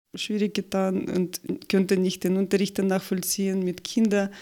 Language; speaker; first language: German; non-native, fluent; Ukrainian